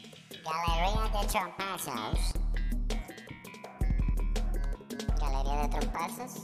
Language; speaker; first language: Spanish; native; Spanish